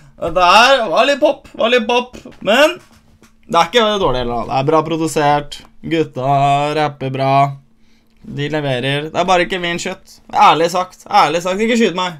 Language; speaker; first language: Norwegian; early bilingual, other home language; Albanian